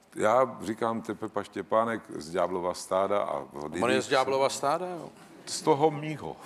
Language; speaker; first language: Czech; native; Czech